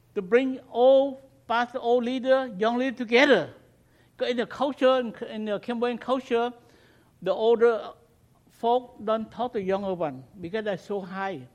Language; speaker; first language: English; non-native, learner; Khmer